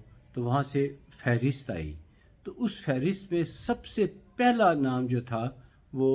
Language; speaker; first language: Urdu; native; Urdu